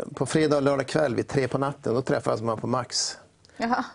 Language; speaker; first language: Swedish; native; Swedish